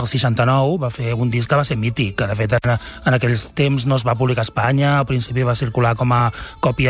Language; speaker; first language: Catalan; native; Catalan